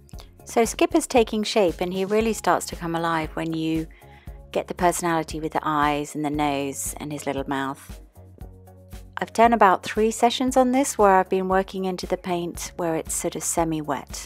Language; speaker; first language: English; native; English